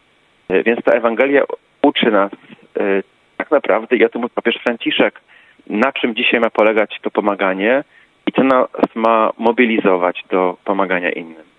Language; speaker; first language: Polish; native; Polish